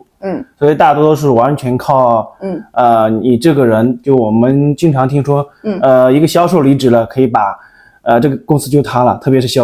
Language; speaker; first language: Chinese; native; Chinese